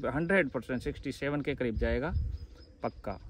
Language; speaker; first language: Hindi; native; Hindi